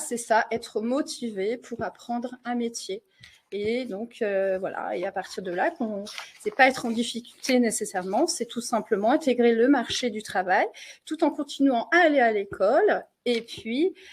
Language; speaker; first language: French; native; French